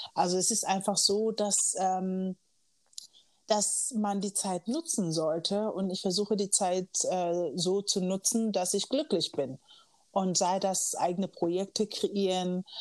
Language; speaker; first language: German; early bilingual, other home language; Akan